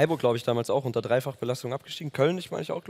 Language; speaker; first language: German; native; German